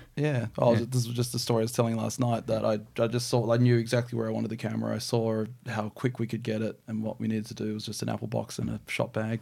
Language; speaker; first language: English; native; English